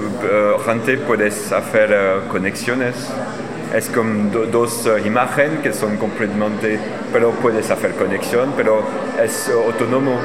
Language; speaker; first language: Spanish; non-native, learner; French